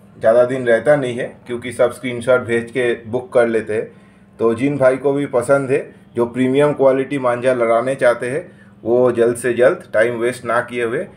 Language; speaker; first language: Hindi; non-native, local second language; Bangla